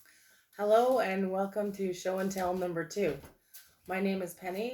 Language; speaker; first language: English; native; English